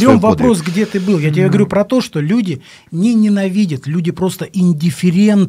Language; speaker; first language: Russian; native; Russian